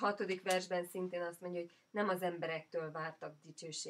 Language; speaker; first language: Hungarian; native; Hungarian